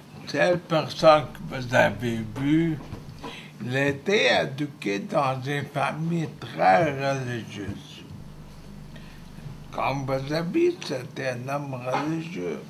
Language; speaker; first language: French; non-native, fluent; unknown